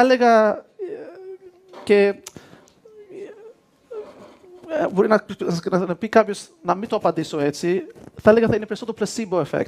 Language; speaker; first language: Greek; early bilingual, heritage; Greek